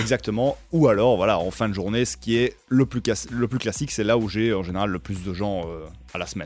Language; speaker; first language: French; native; French